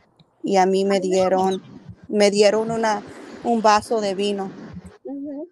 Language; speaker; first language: Spanish; early bilingual, heritage; Spanish